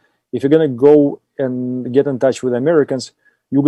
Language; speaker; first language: English; non-native, fluent; German